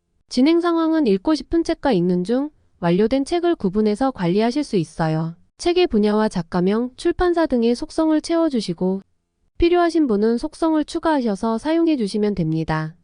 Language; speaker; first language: Korean; native; Korean